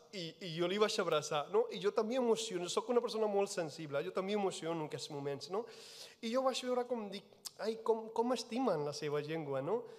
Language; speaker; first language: Catalan; non-native, fluent; Punjabi